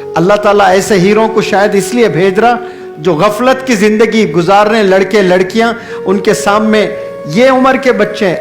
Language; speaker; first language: Urdu; native; Urdu